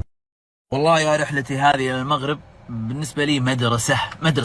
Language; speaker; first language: Arabic; native; Arabic